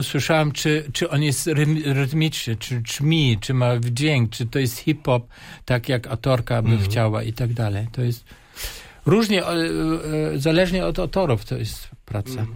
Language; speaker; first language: Polish; non-native, fluent; German